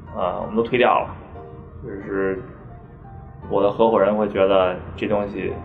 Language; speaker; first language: Chinese; native; Chinese